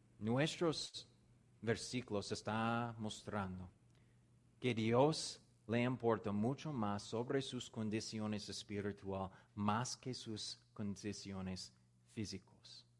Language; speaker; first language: Spanish; non-native, learner; English